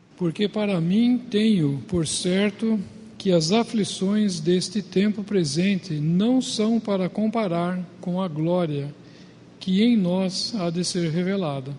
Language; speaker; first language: Portuguese; native; Portuguese